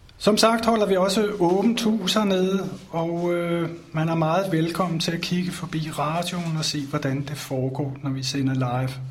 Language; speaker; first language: Danish; native; Danish